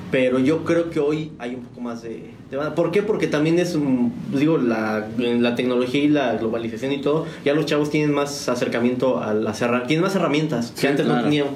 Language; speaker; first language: Spanish; native; Spanish